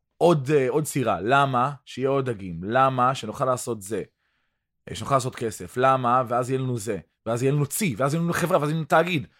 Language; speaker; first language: Hebrew; early bilingual, other home language; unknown